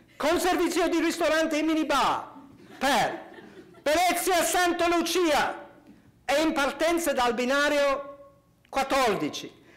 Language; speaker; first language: Italian; non-native, fluent; English